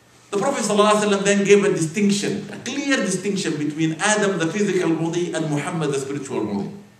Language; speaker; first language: English; non-native, fluent; Arabic